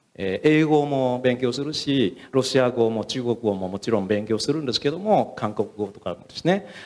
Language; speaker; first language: Japanese; non-native, fluent; Vietnamese